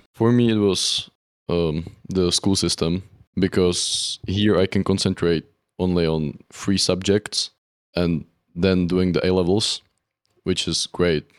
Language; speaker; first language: English; non-native, fluent; Czech